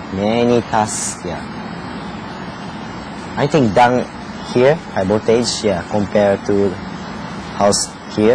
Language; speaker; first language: English; non-native, learner; Japanese